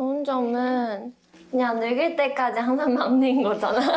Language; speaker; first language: Korean; non-native, fluent; Chinese